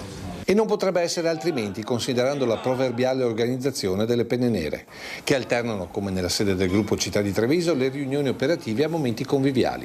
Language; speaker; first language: Italian; native; Italian